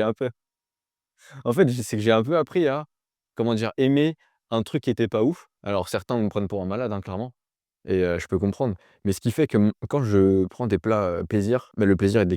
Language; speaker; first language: French; native; French